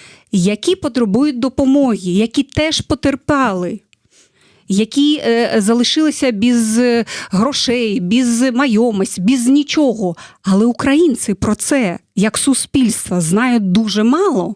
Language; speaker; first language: Ukrainian; non-native, fluent; Russian